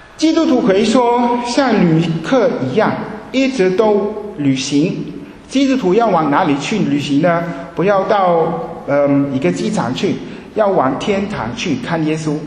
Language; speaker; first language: Chinese; early bilingual, heritage; Chinese